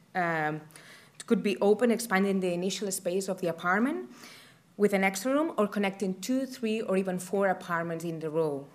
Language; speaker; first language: English; non-native, fluent; Spanish